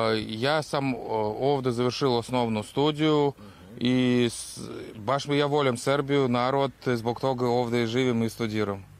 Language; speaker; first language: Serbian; non-native, fluent; Russian